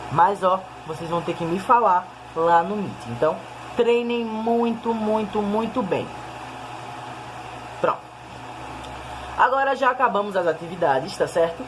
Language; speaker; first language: Portuguese; native; Portuguese